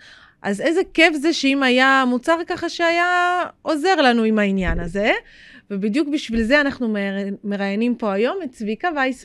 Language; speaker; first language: Hebrew; native; Hebrew